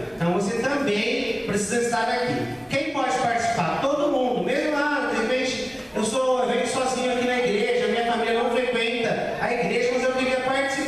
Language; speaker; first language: Portuguese; native; Portuguese